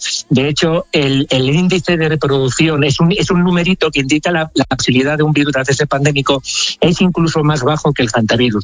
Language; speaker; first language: Spanish; native; Spanish